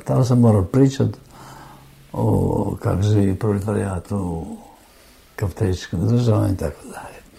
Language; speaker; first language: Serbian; non-native, fluent; German